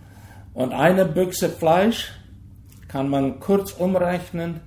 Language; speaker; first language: German; early bilingual, heritage; German